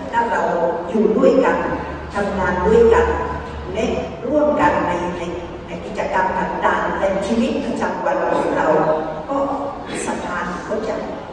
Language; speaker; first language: Thai; non-native, fluent; Spanish